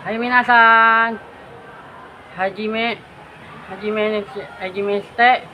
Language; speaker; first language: Japanese; non-native, learner; Indonesian